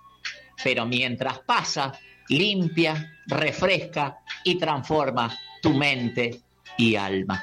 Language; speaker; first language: Spanish; native; Spanish